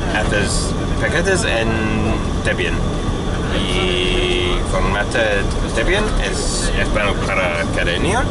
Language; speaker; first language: Spanish; non-native, learner; English